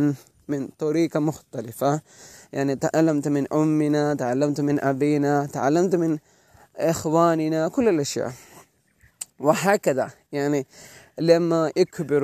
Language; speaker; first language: Arabic; non-native, learner; Malay